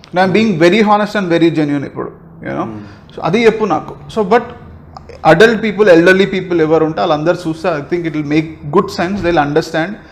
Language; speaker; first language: Telugu; native; Telugu